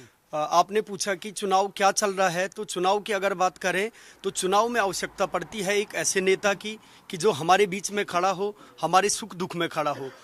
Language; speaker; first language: Hindi; native; Hindi